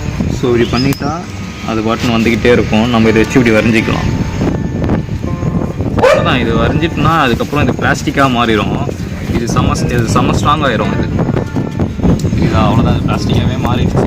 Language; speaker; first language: Tamil; native; Tamil